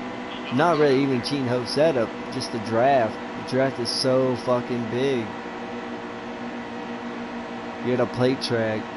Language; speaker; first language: English; native; English